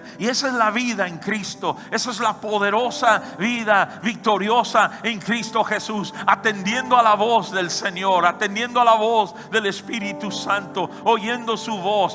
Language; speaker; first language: Spanish; native; Spanish